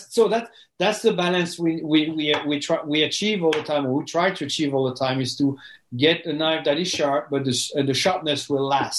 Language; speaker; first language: English; non-native, fluent; French